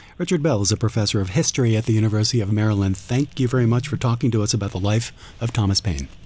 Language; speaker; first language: English; native; English